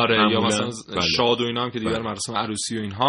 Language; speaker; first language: Persian; native; Persian